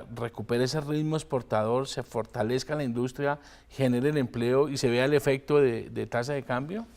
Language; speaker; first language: Spanish; native; Spanish